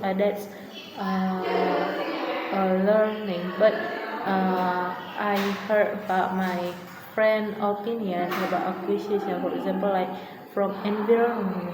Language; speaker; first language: English; non-native, learner; Indonesian